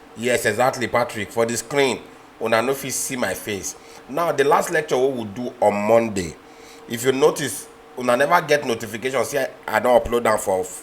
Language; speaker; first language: Nigerian Pidgin; native; Nigerian Pidgin